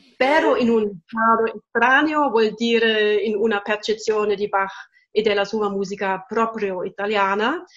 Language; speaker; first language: Italian; non-native, fluent; German